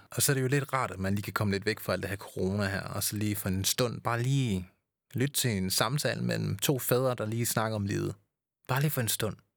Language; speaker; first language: Danish; early bilingual, other home language; English